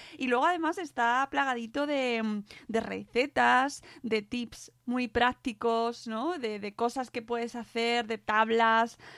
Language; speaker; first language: Spanish; native; Spanish